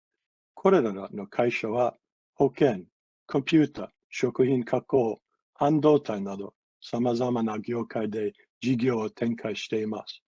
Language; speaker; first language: Japanese; non-native, fluent; English